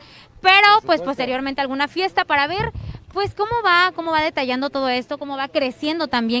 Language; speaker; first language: Spanish; native; Spanish